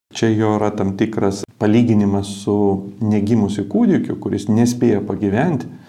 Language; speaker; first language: Lithuanian; native; Lithuanian